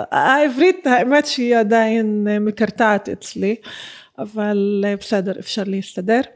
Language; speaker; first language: Hebrew; non-native, local second language; Arabic